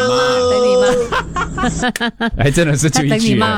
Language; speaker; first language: Chinese; native; Chinese